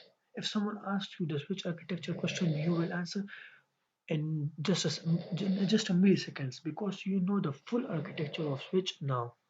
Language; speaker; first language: English; non-native, local second language; Urdu